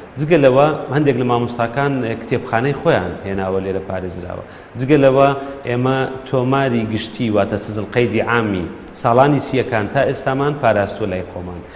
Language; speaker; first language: Central Kurdish; native; Central Kurdish